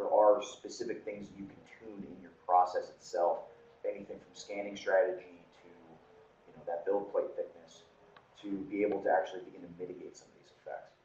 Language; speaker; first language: English; native; English